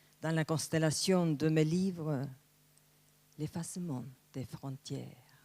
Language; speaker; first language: French; non-native, fluent; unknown